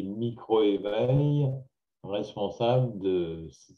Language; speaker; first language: French; native; French